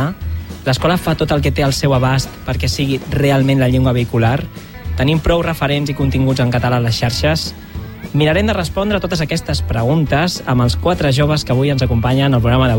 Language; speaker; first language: Catalan; native; Catalan